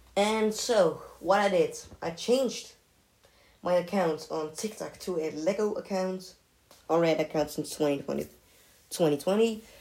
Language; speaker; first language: English; non-native, fluent; Dutch